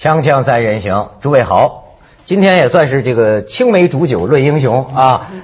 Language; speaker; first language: Chinese; native; Chinese